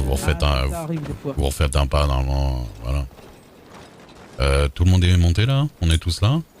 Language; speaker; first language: French; native; French